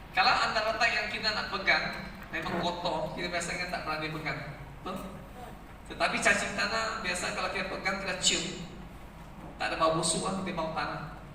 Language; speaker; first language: Malay; native; Malay